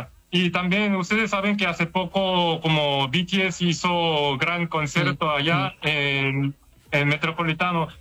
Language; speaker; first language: Spanish; non-native, fluent; Korean